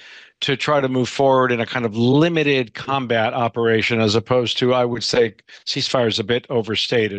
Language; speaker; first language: English; native; English